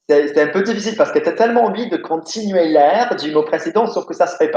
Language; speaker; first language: French; non-native, fluent; English